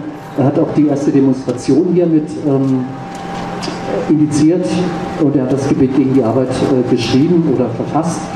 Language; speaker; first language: German; native; German